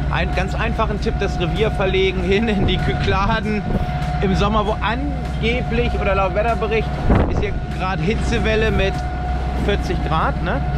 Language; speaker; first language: German; native; German